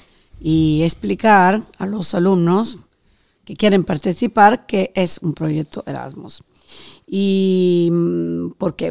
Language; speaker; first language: Spanish; non-native, fluent; Italian